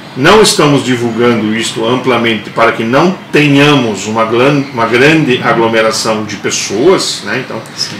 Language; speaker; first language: Portuguese; non-native, local second language; German